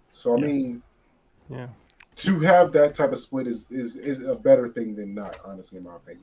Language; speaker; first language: English; native; English